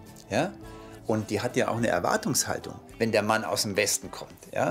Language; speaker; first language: German; native; German